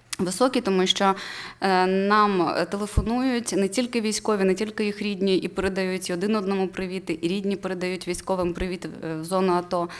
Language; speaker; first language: Ukrainian; native; Ukrainian